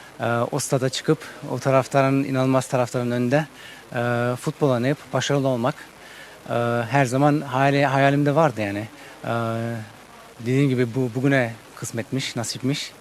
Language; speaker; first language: Turkish; early bilingual, heritage; Turkish